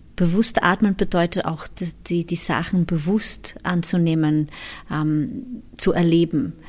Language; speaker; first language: German; non-native, fluent; Portuguese